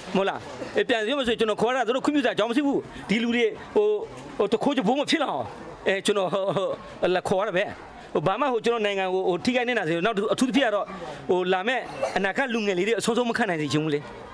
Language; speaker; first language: Burmese; non-native, local second language; S'gaw Karen